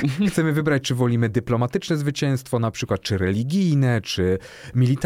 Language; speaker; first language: Polish; native; Polish